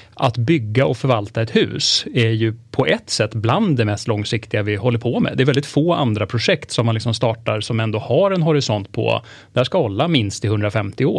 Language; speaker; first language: Swedish; native; Swedish